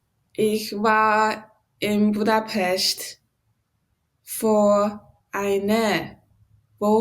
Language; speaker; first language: German; non-native, learner; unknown